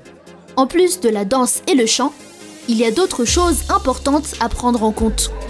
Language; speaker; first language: French; native; French